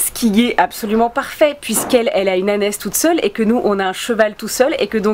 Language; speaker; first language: French; native; French